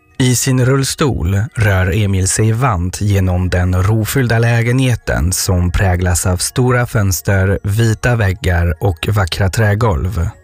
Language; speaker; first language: Swedish; non-native, fluent; French